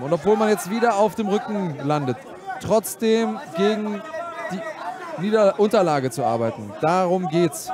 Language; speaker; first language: German; native; German